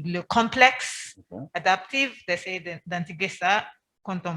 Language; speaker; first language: French; non-native, fluent; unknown